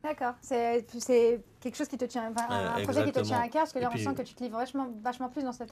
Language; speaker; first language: French; native; French